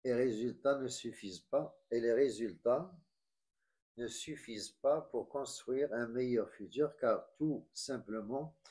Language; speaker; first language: French; non-native, local second language; Arabic